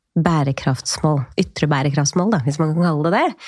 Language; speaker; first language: Norwegian; native; Norwegian